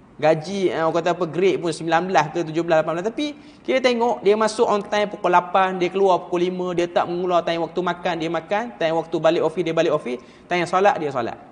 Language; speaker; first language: Malay; native; Malay